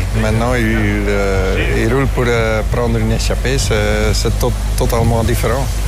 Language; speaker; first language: French; non-native, fluent; Dutch